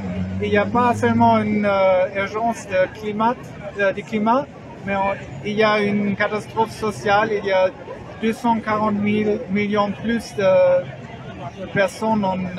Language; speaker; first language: French; non-native, learner; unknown